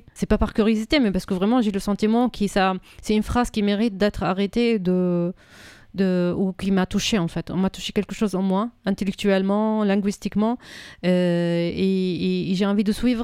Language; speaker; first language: French; non-native, fluent; Arabic